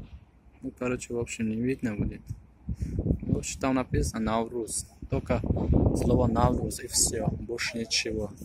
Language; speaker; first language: Russian; non-native, fluent; Tajik